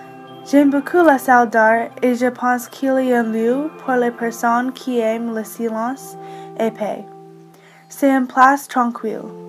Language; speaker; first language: French; non-native, learner; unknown